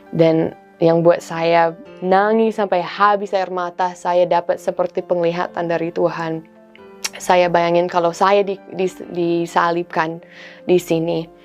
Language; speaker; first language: Indonesian; non-native, fluent; English